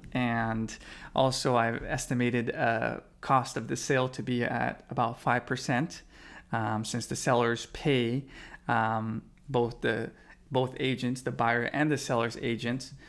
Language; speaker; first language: English; native; English